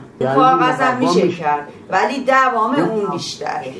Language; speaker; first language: Persian; native; Persian